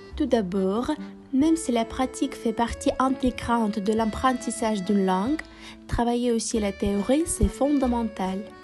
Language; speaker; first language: French; non-native, fluent; Russian